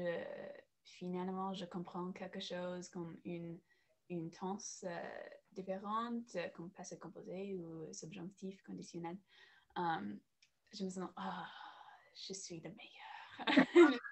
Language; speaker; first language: French; non-native, learner; English